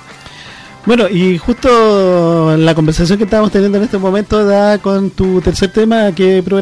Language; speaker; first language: Spanish; native; Spanish